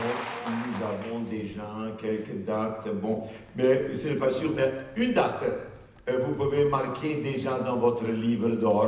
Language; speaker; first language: French; non-native, fluent; German